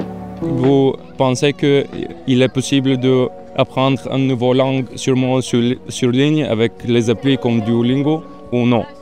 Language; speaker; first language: French; non-native, learner; Bulgarian